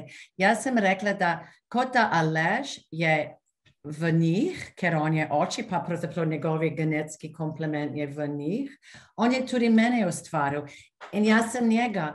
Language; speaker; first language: Slovenian; non-native, fluent; English